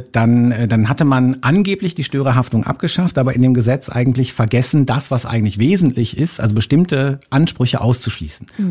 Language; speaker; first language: German; native; German